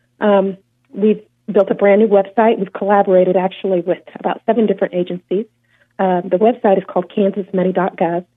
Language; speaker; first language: English; native; English